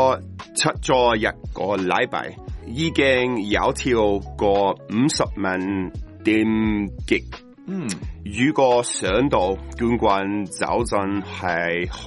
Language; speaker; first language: Cantonese; non-native, learner; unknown